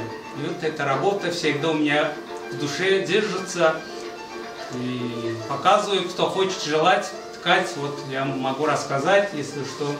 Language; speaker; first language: Russian; non-native, fluent; Azerbaijani